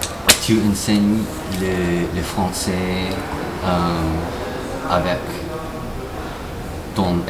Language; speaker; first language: French; non-native, learner; English